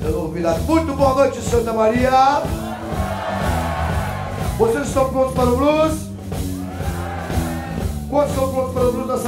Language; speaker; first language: Portuguese; native; Portuguese